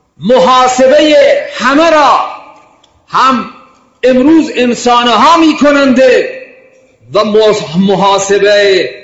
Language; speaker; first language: Persian; non-native, local second language; Baluchi